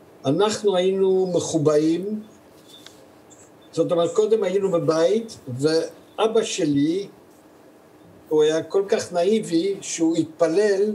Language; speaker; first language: Hebrew; early bilingual, other home language; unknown